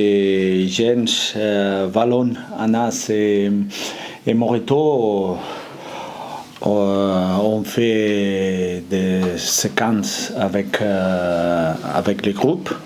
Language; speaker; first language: French; non-native, fluent; Spanish